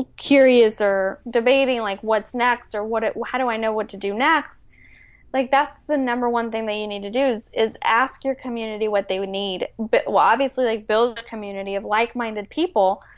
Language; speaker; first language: English; early bilingual, other home language; Spanish